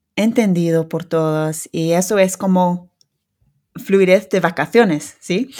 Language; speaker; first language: Spanish; non-native, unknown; English